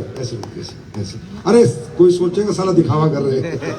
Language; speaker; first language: Hindi; native; Hindi